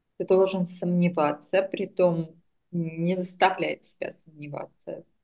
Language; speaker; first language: Russian; non-native, local second language; Armenian